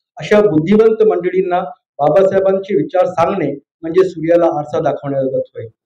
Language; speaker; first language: Marathi; native; Marathi